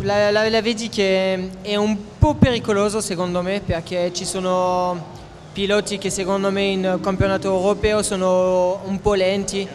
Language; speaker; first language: Italian; non-native, fluent; French